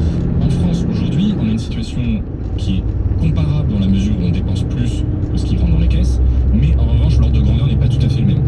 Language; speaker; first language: French; native; French